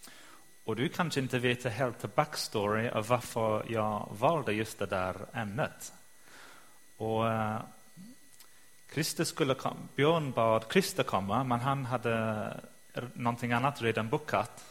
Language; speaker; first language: Swedish; non-native, fluent; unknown